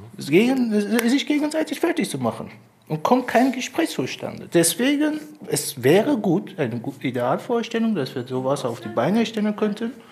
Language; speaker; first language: German; non-native, fluent; Persian